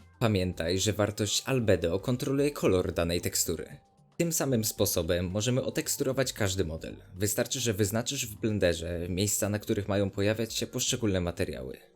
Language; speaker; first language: Polish; native; Polish